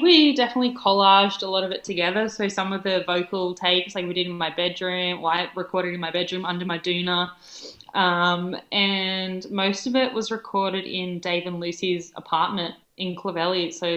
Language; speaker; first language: English; native; English